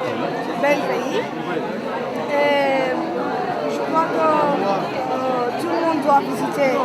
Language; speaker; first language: French; non-native, fluent; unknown